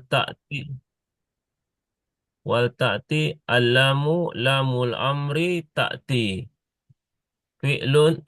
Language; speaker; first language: Arabic; non-native, learner; Indonesian